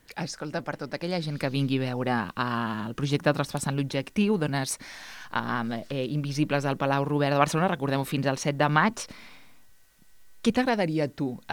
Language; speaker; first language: Catalan; native; Catalan